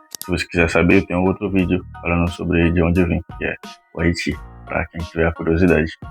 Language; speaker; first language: Portuguese; non-native, fluent; Haitian Creole